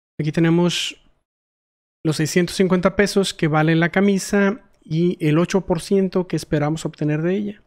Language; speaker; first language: Spanish; native; Spanish